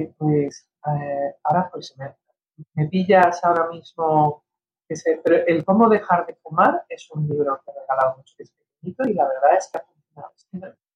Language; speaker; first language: Spanish; early bilingual, heritage; Spanish